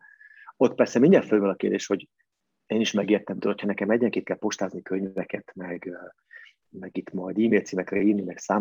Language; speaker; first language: Hungarian; native; Hungarian